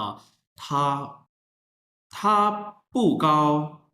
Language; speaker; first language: Chinese; non-native, fluent; Urdu